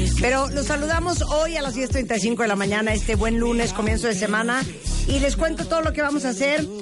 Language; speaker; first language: Spanish; native; Spanish